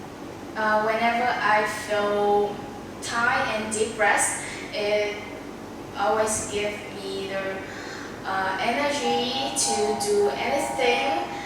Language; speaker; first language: English; non-native, learner; Vietnamese